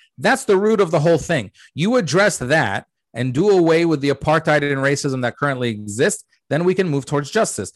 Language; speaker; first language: English; early bilingual, other home language; Arabic